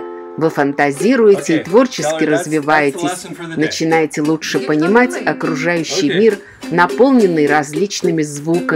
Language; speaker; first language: Russian; native; Russian